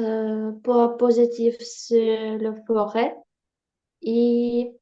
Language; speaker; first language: French; non-native, learner; Ukrainian